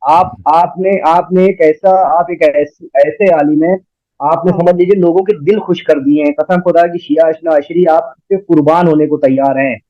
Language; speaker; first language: Urdu; native; Urdu